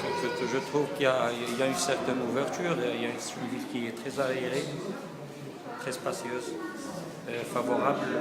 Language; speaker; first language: French; non-native, local second language; Arabic